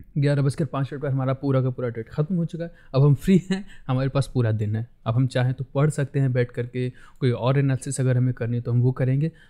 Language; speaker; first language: Hindi; native; Hindi